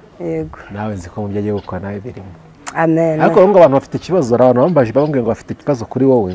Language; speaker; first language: Kinyarwanda; native; Kinyarwanda